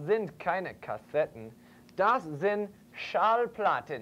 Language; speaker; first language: German; non-native, fluent; English